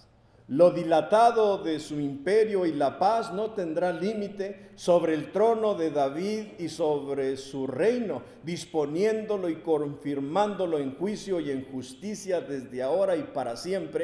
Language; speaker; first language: Spanish; native; Spanish